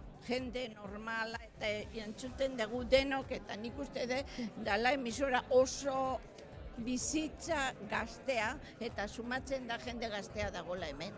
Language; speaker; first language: Basque; non-native, learner; Spanish